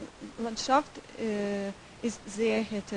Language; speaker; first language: German; non-native, learner; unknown